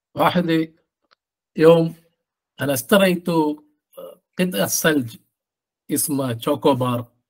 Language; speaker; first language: Arabic; non-native, learner; Malayalam